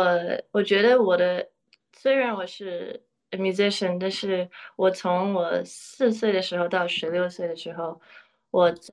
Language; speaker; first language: Chinese; early bilingual, other home language; English